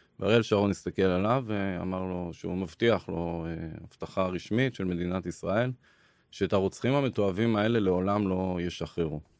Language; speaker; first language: Hebrew; native; Hebrew